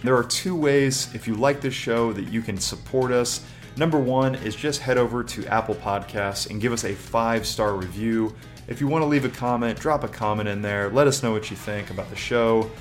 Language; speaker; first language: English; native; English